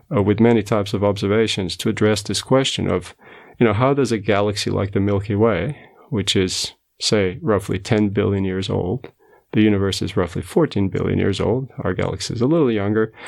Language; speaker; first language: English; non-native, fluent; Portuguese